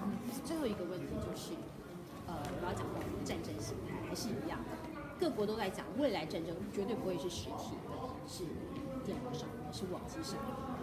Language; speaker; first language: Chinese; native; Chinese